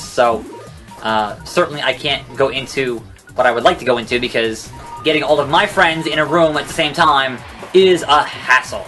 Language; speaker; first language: English; native; English